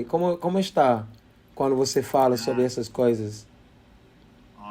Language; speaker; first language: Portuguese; non-native, fluent; English